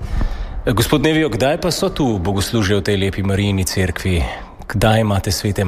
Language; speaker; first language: Slovenian; native; Slovenian